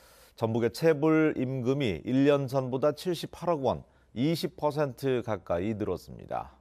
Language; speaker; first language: Korean; native; Korean